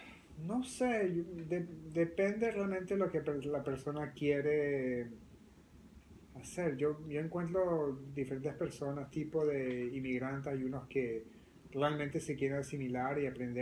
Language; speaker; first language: Spanish; early bilingual, other home language; French